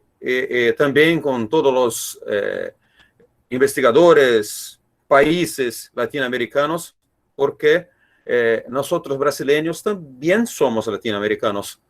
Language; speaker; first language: Spanish; non-native, learner; Portuguese